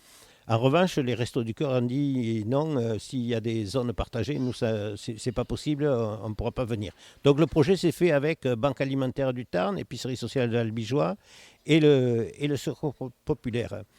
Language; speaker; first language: French; native; French